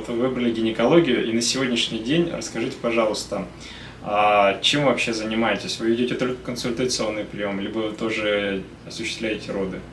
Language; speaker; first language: Russian; native; Russian